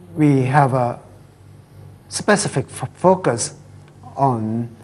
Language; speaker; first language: English; non-native, fluent; Thai